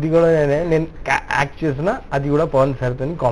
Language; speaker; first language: Telugu; non-native, local second language; Urdu